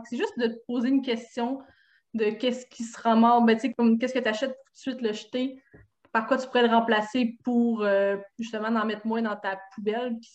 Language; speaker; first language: French; native; French